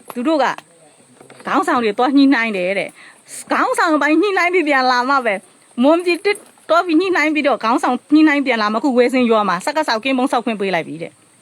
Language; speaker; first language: Burmese; non-native, local second language; Mon